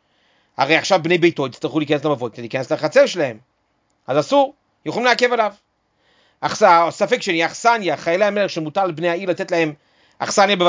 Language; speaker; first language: Hebrew; native; Hebrew